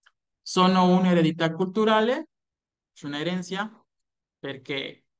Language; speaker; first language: Italian; non-native, fluent; Spanish